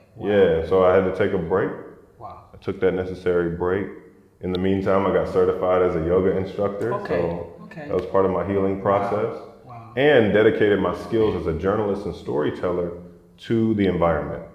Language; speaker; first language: English; native; English